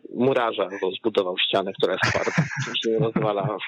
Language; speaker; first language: Polish; native; Polish